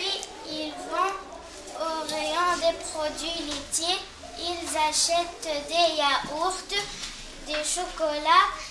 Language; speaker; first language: French; non-native, learner; Arabic